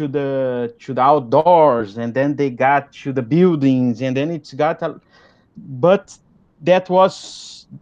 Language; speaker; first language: English; non-native, fluent; Portuguese